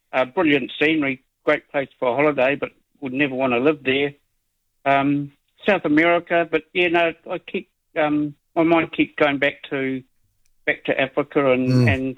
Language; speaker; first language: English; native; English